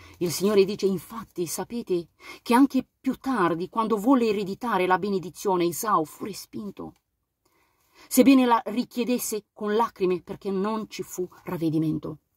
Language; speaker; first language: Italian; non-native, fluent; Romanian